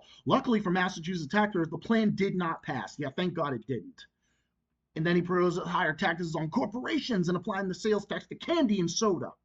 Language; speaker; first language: English; native; English